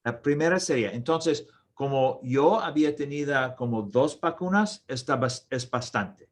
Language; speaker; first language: Spanish; non-native, learner; English